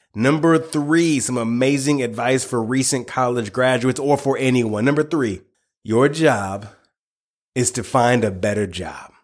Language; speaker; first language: English; native; English